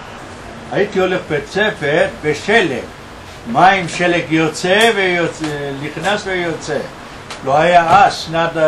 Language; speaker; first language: Hebrew; non-native, learner; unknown